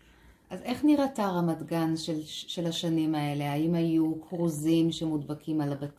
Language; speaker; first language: Hebrew; native; Hebrew